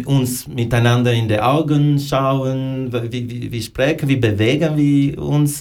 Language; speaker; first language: German; non-native, learner; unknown